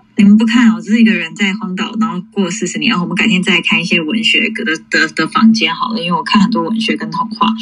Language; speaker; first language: Chinese; early bilingual, heritage; English